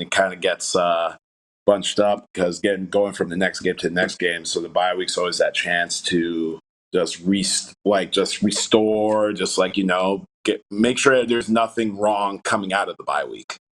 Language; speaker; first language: English; native; English